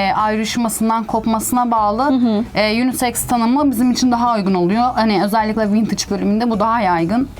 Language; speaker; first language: Turkish; native; Turkish